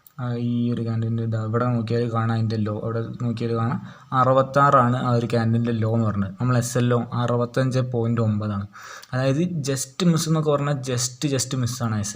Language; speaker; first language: Malayalam; native; Malayalam